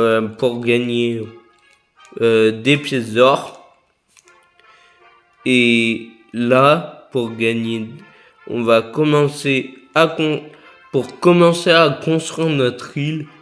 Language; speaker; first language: French; native; French